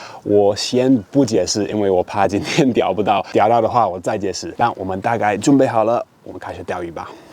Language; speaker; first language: Chinese; non-native, fluent; English